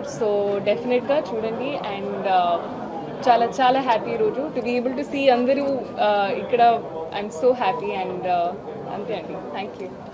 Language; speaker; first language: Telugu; non-native, learner; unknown